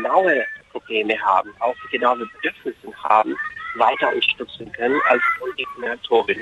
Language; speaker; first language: German; non-native, fluent; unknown